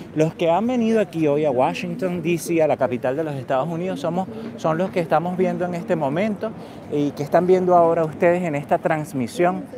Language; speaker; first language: Spanish; native; Spanish